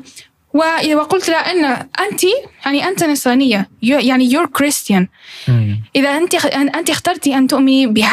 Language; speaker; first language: Arabic; early bilingual, heritage; Arabic